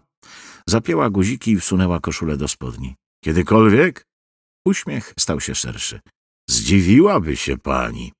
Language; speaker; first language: Polish; native; Polish